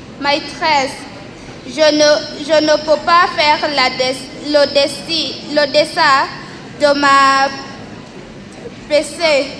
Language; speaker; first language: French; non-native, learner; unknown